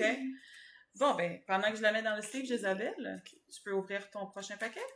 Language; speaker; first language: French; native; French